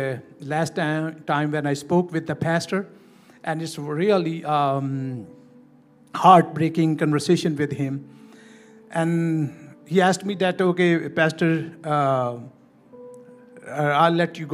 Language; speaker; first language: English; non-native, local second language; Urdu